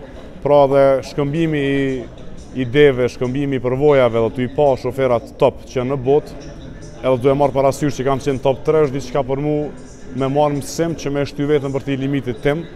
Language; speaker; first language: Albanian; native; Albanian